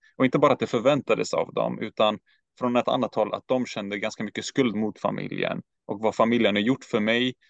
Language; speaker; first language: Swedish; early bilingual, other home language; Turkish